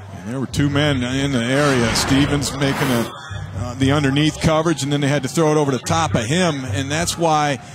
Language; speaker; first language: English; native; English